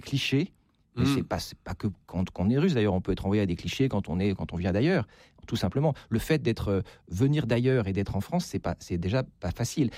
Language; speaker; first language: French; native; French